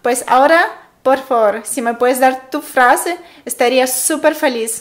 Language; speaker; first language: Spanish; non-native, fluent; Russian